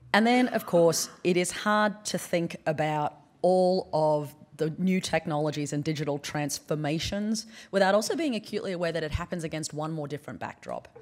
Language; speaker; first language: English; native; English